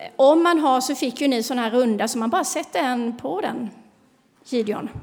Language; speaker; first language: Swedish; native; Swedish